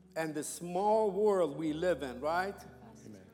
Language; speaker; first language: English; non-native, fluent; Persian